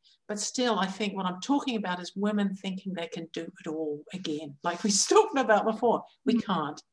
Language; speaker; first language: English; native; English